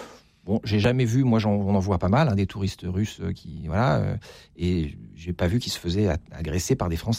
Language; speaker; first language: French; native; French